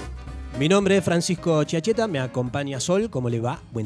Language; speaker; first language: Spanish; native; Spanish